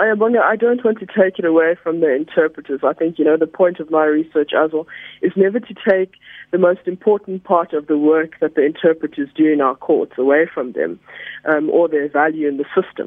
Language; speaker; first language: English; native; English